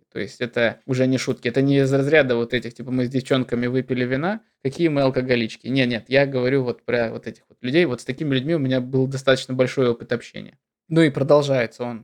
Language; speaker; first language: Russian; native; Russian